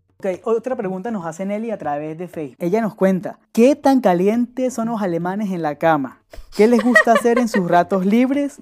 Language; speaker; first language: Spanish; native; Spanish